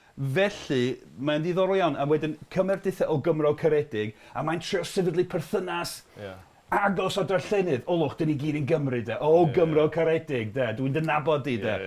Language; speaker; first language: Welsh; non-native, fluent; English